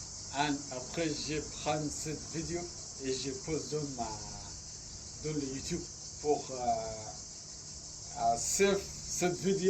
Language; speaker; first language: French; non-native, learner; Arabic